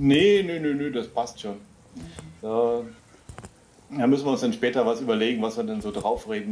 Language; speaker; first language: German; native; German